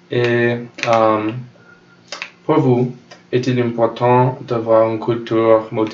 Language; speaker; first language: French; non-native, learner; English